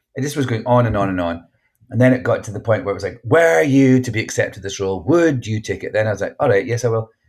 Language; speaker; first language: English; native; English